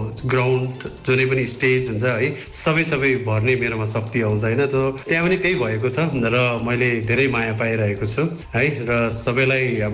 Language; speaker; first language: Nepali; native; Nepali